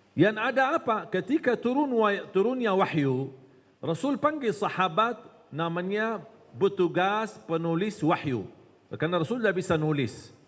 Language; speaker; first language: Malay; non-native, fluent; Arabic